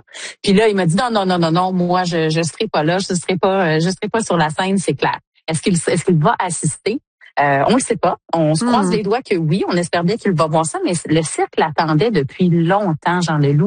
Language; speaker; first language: French; native; French